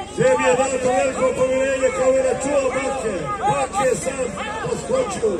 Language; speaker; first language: Bosnian; native; Bosnian